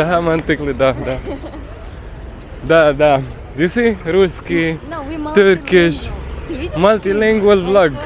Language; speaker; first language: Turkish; non-native, learner; Arabic